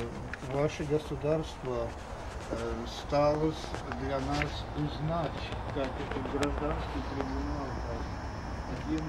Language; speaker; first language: Russian; non-native, local second language; Czech